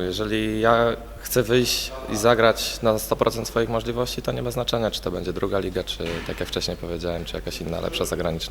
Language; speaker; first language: Polish; native; Polish